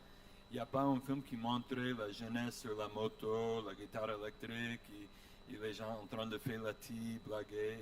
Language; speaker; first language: French; non-native, learner; English